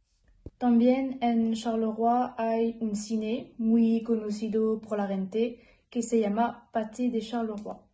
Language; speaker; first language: Spanish; non-native, learner; French